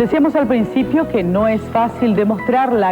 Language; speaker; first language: Spanish; native; Spanish